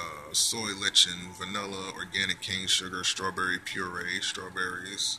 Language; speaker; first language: English; native; English